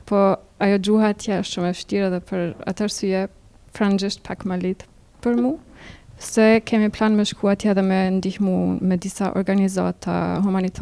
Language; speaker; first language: Albanian; early bilingual, heritage; Albanian